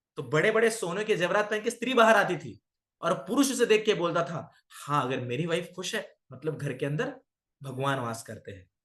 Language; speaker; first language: Hindi; non-native, local second language; Marathi